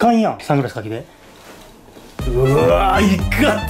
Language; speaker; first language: Japanese; native; Japanese